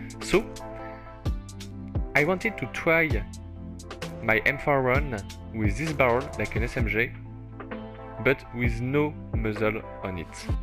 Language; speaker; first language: English; non-native, fluent; French